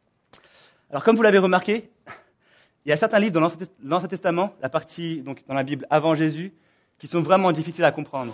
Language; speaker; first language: French; native; French